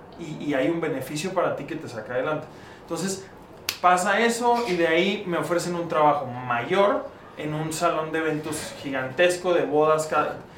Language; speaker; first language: Spanish; native; Spanish